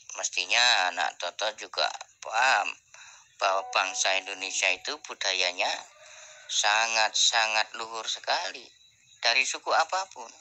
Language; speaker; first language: Indonesian; non-native, local second language; Javanese